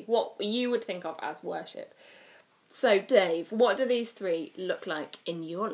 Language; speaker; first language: English; native; English